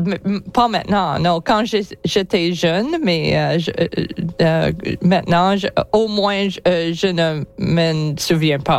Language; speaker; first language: French; non-native, learner; English